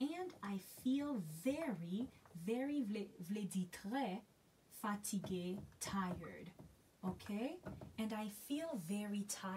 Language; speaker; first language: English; non-native, learner; Haitian Creole